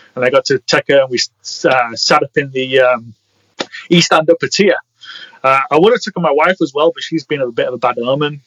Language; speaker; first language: English; native; English